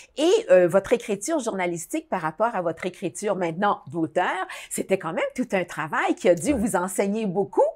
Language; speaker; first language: French; native; French